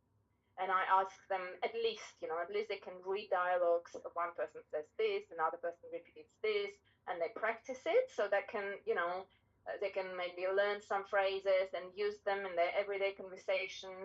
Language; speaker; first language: English; non-native, fluent; Russian